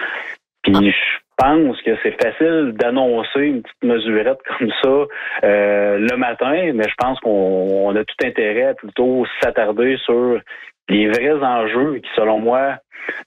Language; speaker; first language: French; native; French